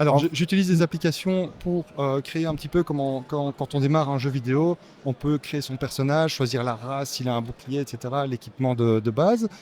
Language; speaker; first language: French; native; French